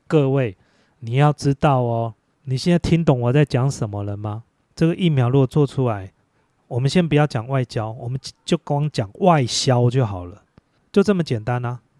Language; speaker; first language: Chinese; native; Chinese